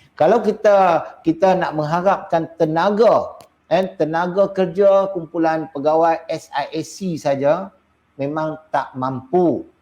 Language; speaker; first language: Malay; native; Malay